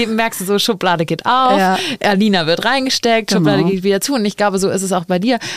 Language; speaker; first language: German; native; German